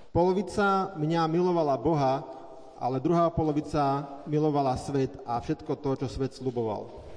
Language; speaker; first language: Slovak; native; Slovak